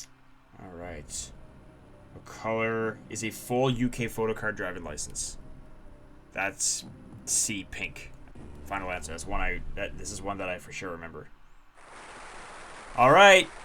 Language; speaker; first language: English; native; English